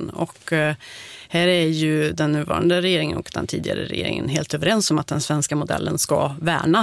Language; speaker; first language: Swedish; native; Swedish